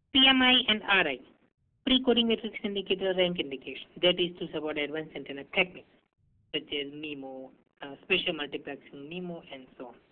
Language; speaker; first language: English; non-native, local second language; Hindi